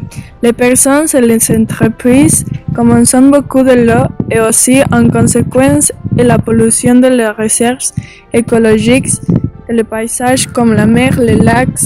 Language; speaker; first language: French; non-native, learner; Spanish